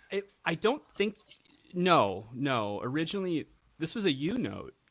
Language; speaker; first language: English; native; English